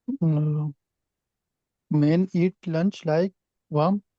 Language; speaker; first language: English; non-native, learner; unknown